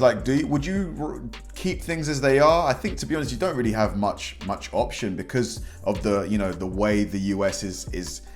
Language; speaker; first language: English; native; English